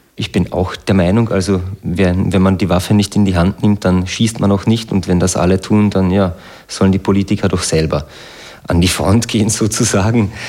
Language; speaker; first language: German; native; German